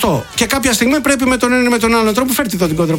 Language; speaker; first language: Greek; native; Greek